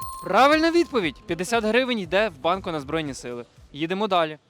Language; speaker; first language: Ukrainian; native; Ukrainian